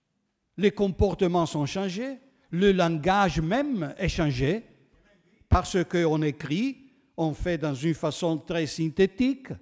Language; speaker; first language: French; non-native, fluent; Italian